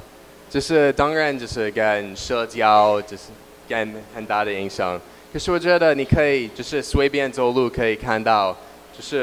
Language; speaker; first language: Chinese; non-native, learner; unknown